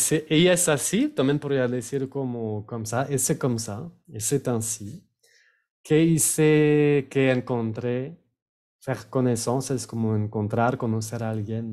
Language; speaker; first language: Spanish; non-native, fluent; French